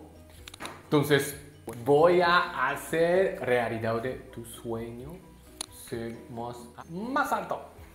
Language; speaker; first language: Spanish; non-native, learner; Japanese